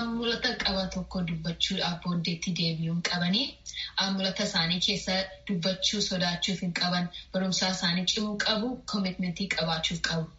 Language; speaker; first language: Oromo; early bilingual, heritage; Oromo